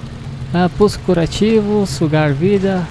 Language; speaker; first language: Portuguese; native; Portuguese